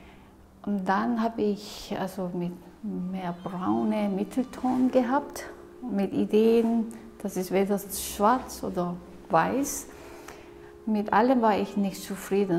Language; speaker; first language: German; non-native, fluent; Korean